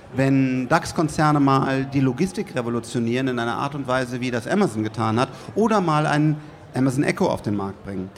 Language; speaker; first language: German; native; German